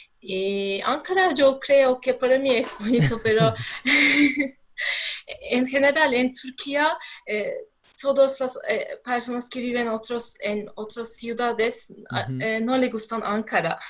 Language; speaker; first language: Spanish; non-native, learner; Turkish